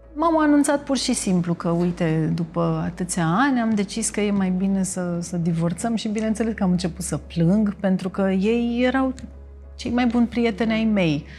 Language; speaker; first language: Romanian; native; Romanian